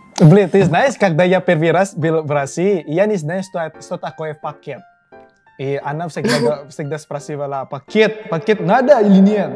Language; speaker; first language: Russian; non-native, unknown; Indonesian